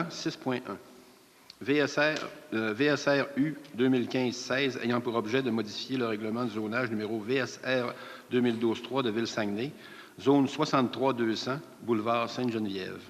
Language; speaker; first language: French; native; French